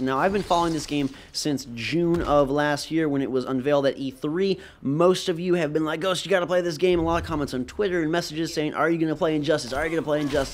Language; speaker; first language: English; native; English